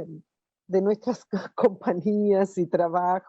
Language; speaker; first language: Spanish; non-native, fluent; Portuguese